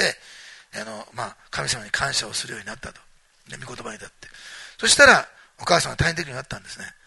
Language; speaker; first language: Japanese; native; Japanese